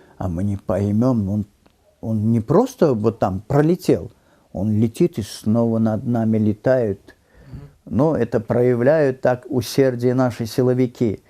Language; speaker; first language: Russian; non-native, local second language; Turkmen